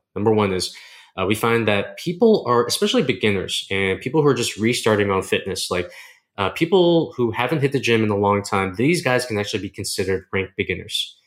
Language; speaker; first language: English; native; English